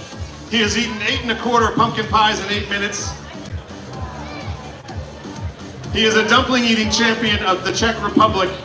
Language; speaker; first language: English; native; English